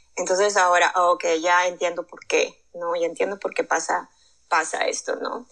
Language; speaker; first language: Spanish; native; Spanish